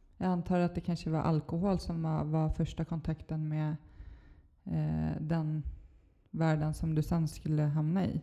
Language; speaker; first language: Swedish; native; Swedish